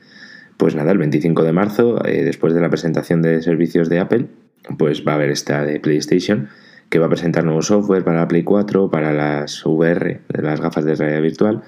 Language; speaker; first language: Spanish; native; Spanish